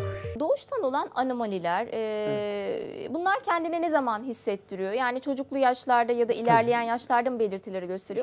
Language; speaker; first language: Turkish; native; Turkish